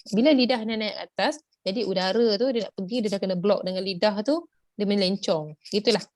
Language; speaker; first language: Malay; native; Malay